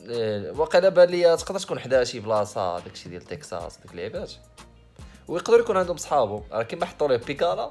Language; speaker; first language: Arabic; native; Arabic